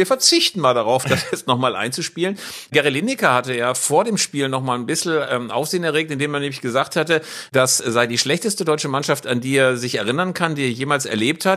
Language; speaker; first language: German; native; German